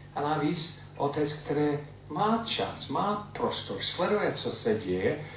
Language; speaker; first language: Czech; non-native, fluent; English